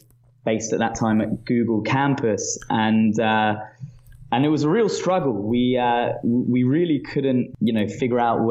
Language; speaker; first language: English; native; English